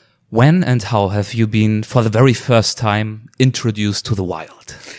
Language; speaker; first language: English; non-native, fluent; German